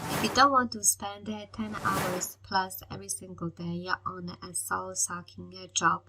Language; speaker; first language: English; non-native, fluent; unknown